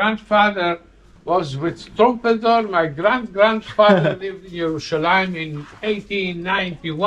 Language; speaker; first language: English; non-native, fluent; Italian